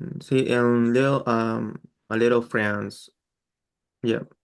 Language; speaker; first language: English; non-native, learner; Spanish